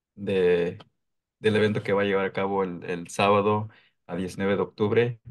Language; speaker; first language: Spanish; early bilingual, heritage; Spanish